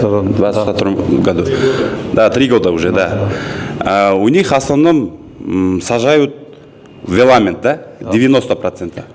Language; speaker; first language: Russian; non-native, local second language; Kyrgyz